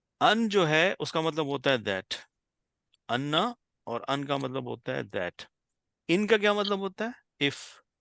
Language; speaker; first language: Urdu; native; Urdu